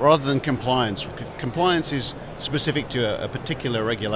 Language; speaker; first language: English; native; English